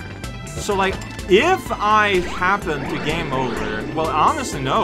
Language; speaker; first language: English; native; English